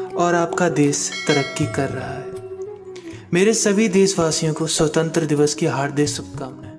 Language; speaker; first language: Hindi; native; Hindi